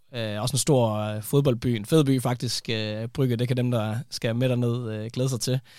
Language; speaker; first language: Danish; native; Danish